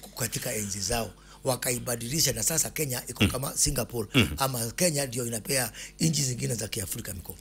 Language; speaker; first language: Swahili; non-native, local second language; Kikuyu